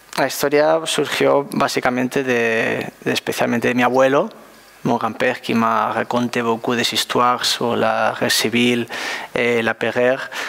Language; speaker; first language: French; non-native, learner; Spanish